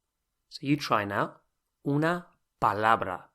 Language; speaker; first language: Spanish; non-native, fluent; English